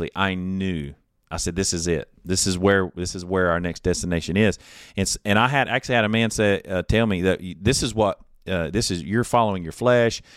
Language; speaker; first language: English; native; English